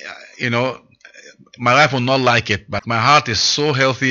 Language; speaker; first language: English; non-native, local second language; Arabic